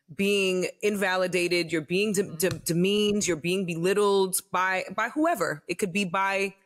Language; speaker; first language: English; native; English